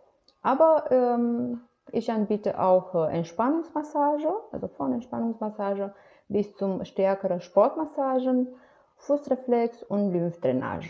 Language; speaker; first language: German; non-native, fluent; Romanian